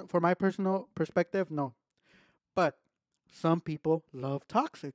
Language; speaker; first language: English; early bilingual, other home language; Spanish